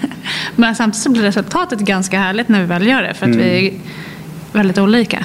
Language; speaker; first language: Swedish; native; Swedish